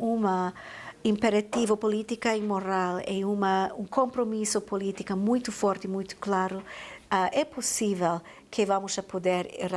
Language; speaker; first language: Portuguese; non-native, fluent; Spanish